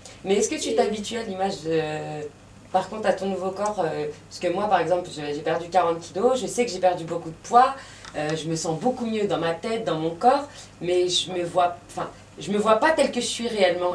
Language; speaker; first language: French; native; French